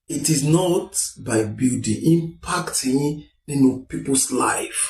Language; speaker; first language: English; non-native, local second language; Yoruba